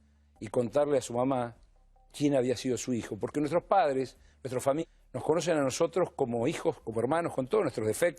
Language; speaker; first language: Spanish; native; Spanish